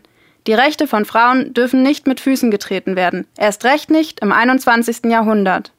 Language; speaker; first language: German; native; German